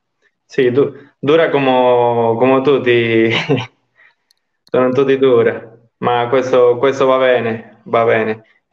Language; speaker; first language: Italian; non-native, learner; Spanish